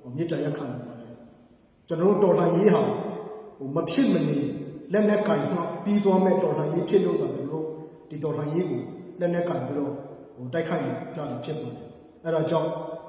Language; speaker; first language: Burmese; non-native, local second language; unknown